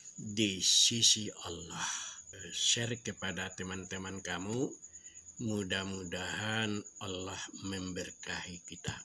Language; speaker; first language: Indonesian; non-native, local second language; Minangkabau